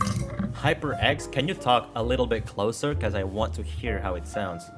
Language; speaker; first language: English; non-native, fluent; Indonesian